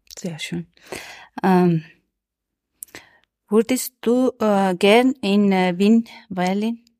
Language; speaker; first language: German; non-native, learner; Persian